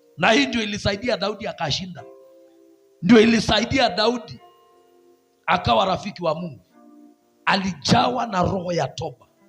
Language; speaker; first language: Swahili; non-native, local second language; Masai